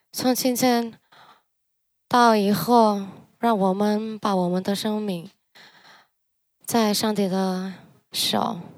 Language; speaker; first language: Chinese; early bilingual, heritage; Chinese